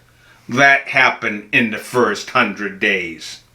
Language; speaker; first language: English; native; English